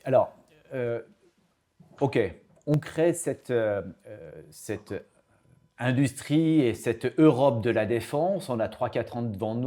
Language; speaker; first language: French; native; French